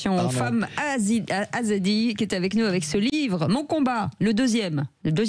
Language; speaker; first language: French; native; French